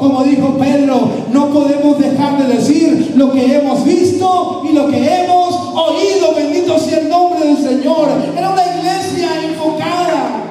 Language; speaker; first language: Spanish; native; Spanish